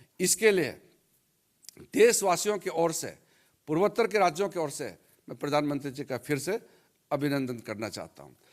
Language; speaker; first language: Hindi; non-native, local second language; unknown